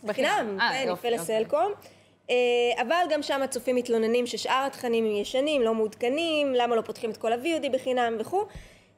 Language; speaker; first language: Hebrew; native; Hebrew